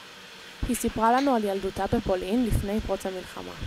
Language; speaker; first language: Hebrew; native; Hebrew